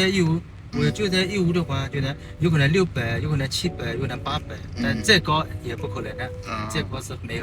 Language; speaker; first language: Chinese; native; Chinese